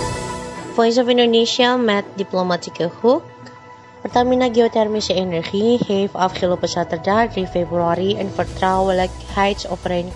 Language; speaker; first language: Dutch; non-native, fluent; Indonesian